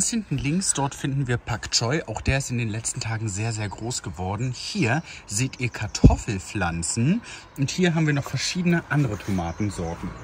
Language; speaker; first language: German; native; German